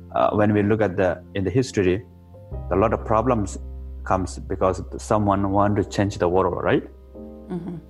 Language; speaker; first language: English; non-native, local second language; Tibetan